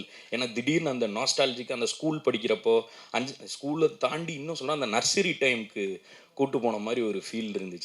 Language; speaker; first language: Tamil; native; Tamil